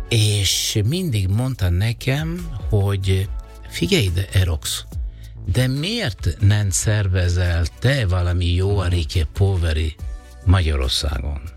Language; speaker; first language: Hungarian; non-native, learner; Italian